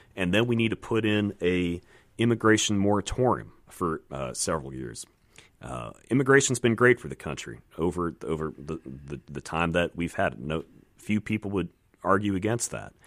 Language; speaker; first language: English; native; English